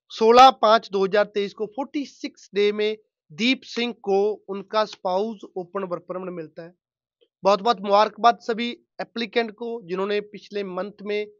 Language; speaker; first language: Hindi; non-native, local second language; Punjabi